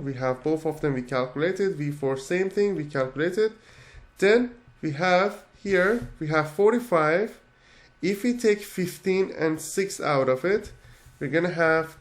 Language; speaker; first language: English; non-native, fluent; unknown